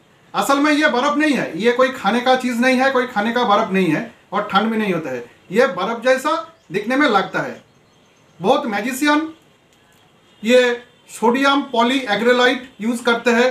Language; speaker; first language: Hindi; non-native, local second language; Bangla